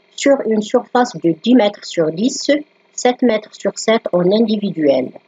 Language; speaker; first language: French; non-native, local second language; Arabic